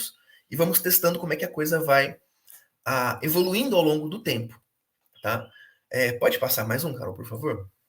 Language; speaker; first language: Portuguese; native; Portuguese